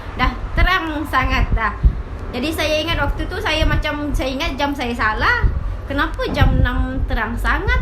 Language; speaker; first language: Malay; native; Malay